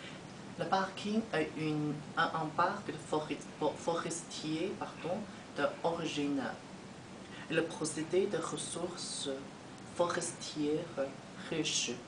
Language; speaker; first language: French; non-native, learner; Chinese